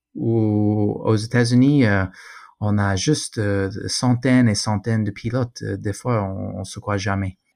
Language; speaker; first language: French; non-native, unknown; English